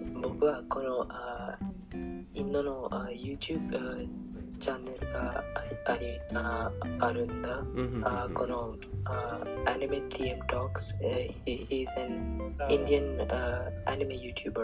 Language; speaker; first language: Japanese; non-native, learner; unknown